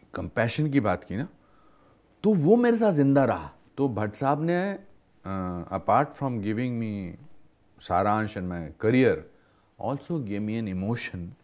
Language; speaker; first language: Hindi; native; Hindi